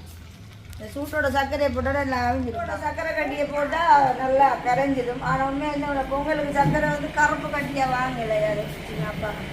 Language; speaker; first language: Tamil; native; Tamil